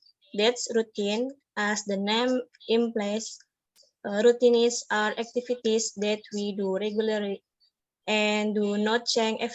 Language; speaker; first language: English; non-native, learner; Indonesian